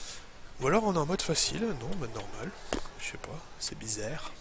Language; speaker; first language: French; native; French